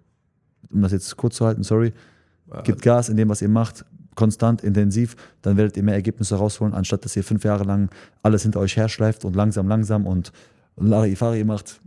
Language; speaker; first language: German; early bilingual, other home language; Chechen